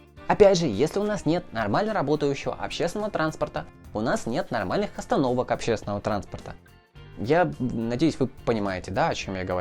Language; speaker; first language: Russian; native; Russian